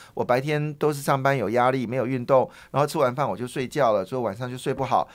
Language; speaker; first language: Chinese; native; Chinese